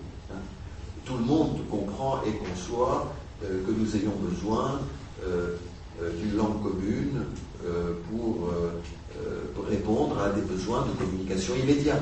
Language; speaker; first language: French; native; French